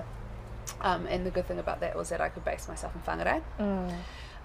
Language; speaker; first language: English; native; English